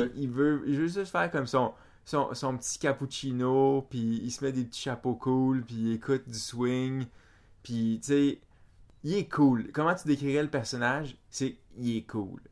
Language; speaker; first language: French; native; French